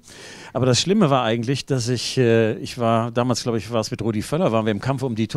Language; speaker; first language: German; native; German